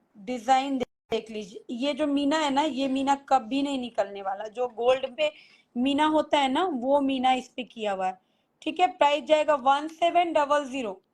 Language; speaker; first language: Hindi; native; Hindi